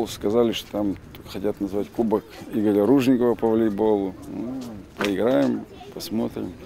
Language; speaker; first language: Russian; native; Russian